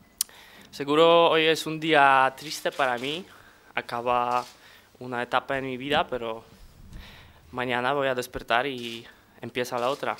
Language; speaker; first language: Spanish; non-native, fluent; Polish